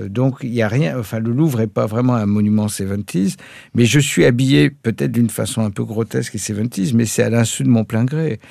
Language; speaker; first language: French; native; French